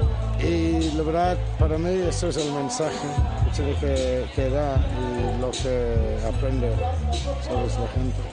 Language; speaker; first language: Spanish; non-native, fluent; English